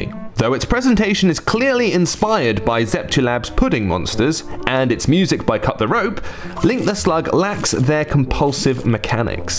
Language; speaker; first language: English; native; English